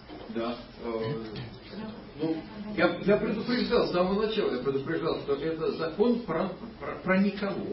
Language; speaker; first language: Russian; native; Russian